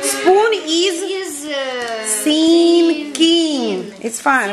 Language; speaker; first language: English; non-native, fluent; Russian